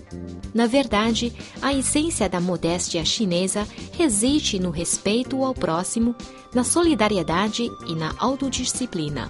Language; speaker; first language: Portuguese; non-native, fluent; Chinese